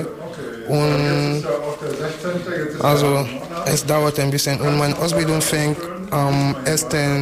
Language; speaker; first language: German; non-native, fluent; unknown